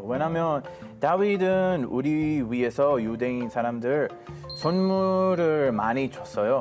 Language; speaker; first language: Korean; non-native, fluent; Hebrew